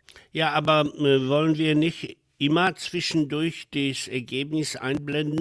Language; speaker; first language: German; non-native, fluent; Polish